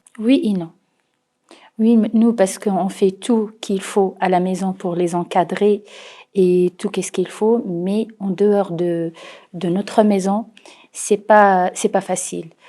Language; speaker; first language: French; non-native, fluent; Arabic